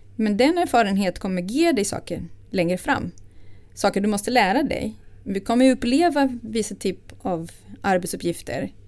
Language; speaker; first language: Swedish; non-native, fluent; Portuguese